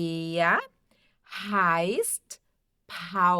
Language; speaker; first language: German; non-native, fluent; Portuguese